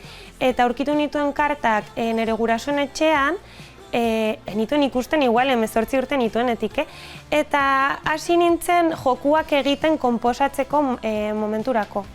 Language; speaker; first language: Basque; non-native, local second language; Spanish